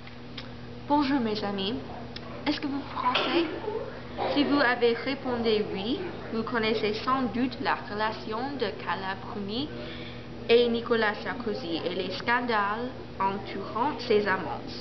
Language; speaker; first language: French; non-native, learner; English